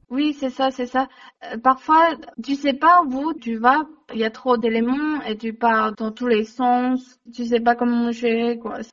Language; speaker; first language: French; non-native, learner; Chinese